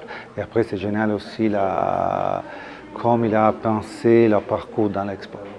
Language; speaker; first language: French; non-native, fluent; Italian